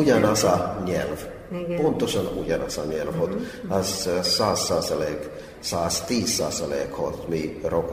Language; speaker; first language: Hungarian; non-native, fluent; Finnish